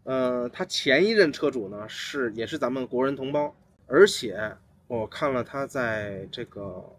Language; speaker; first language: Chinese; native; Chinese